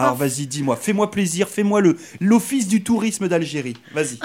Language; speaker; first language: French; native; French